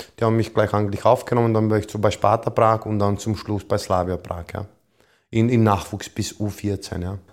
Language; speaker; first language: German; non-native, fluent; Croatian